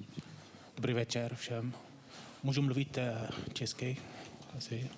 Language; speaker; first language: Czech; non-native, fluent; Arabic